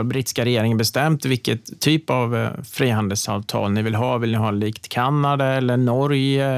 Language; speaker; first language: Swedish; native; Swedish